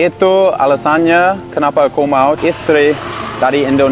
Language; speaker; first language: Indonesian; non-native, learner; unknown